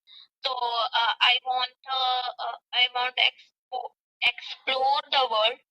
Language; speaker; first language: English; non-native, learner; Punjabi